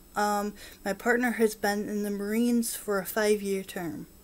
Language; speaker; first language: English; native; English